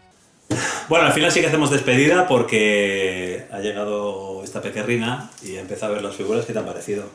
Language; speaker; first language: Spanish; native; Spanish